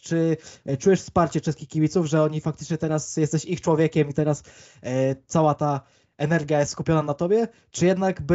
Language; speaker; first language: Polish; native; Polish